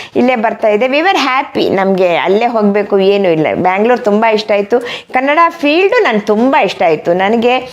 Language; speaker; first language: Kannada; non-native, fluent; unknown